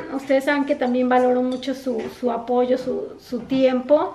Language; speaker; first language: Spanish; native; Spanish